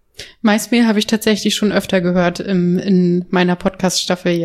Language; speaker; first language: German; native; German